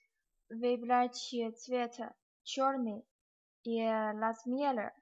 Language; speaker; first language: Russian; non-native, learner; Chinese